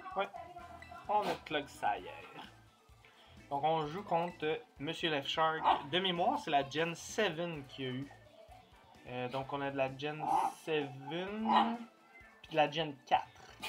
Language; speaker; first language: French; native; French